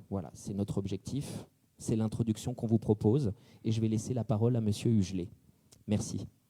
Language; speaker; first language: French; native; French